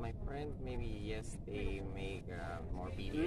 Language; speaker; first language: English; non-native, learner; Spanish